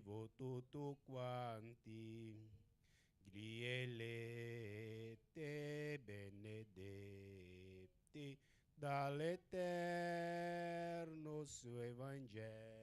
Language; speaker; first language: Italian; non-native, learner; Portuguese